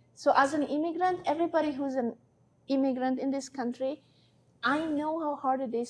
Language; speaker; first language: English; non-native, fluent; Hungarian